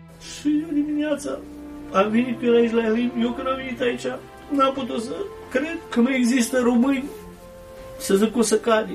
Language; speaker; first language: Romanian; early bilingual, heritage; Romanian